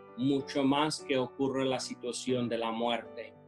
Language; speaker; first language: Spanish; non-native, fluent; English